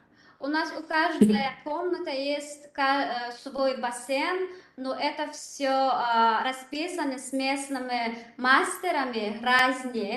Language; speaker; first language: Russian; non-native, learner; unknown